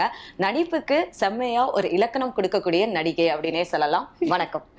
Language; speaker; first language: Tamil; native; Tamil